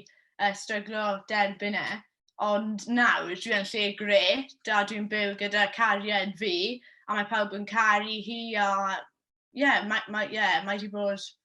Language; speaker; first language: Welsh; non-native, local second language; English